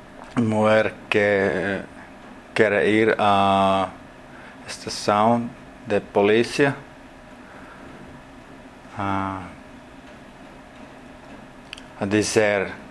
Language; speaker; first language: Spanish; non-native, learner; Portuguese